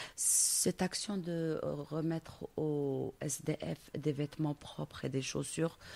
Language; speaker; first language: French; non-native, local second language; Arabic